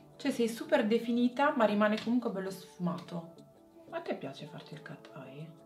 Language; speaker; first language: Italian; native; Italian